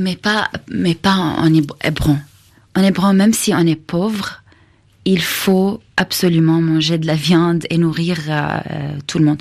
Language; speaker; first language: French; non-native, fluent; Arabic